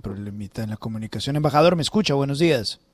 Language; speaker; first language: Spanish; native; Spanish